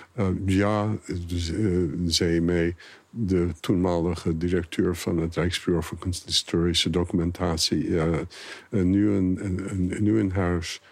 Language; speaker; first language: Dutch; non-native, fluent; English